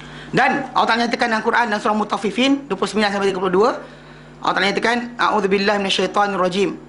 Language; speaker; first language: Malay; native; Malay